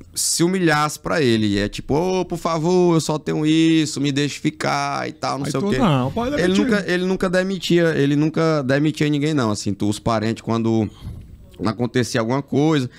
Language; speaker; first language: Portuguese; native; Portuguese